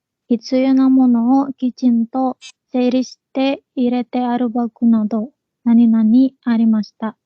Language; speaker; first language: Japanese; non-native, learner; Indonesian